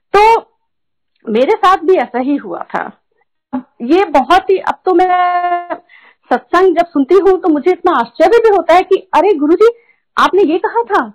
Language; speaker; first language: Hindi; native; Hindi